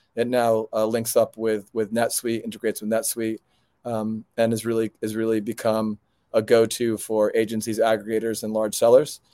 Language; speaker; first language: English; native; English